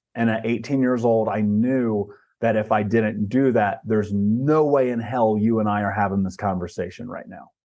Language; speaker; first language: English; native; English